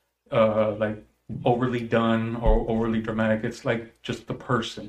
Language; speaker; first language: English; early bilingual, other home language; Spanish